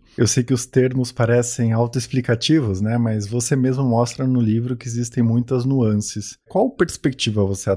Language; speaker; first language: Portuguese; native; Portuguese